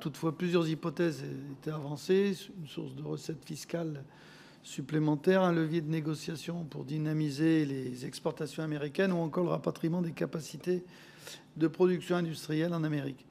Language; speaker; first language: French; native; French